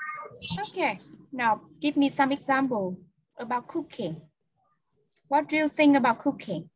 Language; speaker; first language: English; non-native, fluent; Vietnamese